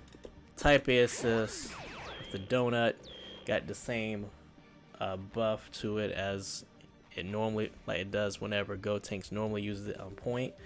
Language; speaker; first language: English; native; English